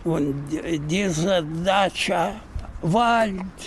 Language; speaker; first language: German; non-native, learner; Russian